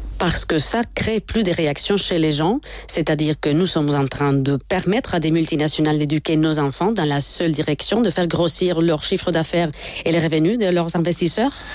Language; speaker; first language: French; non-native, fluent; Spanish